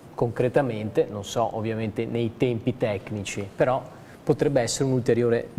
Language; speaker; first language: Italian; native; Italian